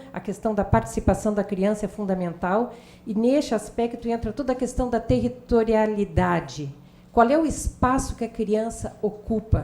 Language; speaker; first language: Portuguese; native; Portuguese